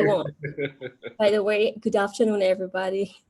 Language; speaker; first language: English; non-native, fluent; Malagasy